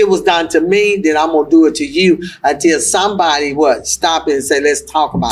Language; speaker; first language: English; native; English